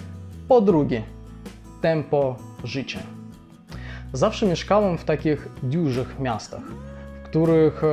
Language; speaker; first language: Polish; non-native, fluent; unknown